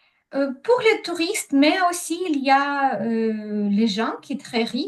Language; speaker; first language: French; non-native, learner; Ukrainian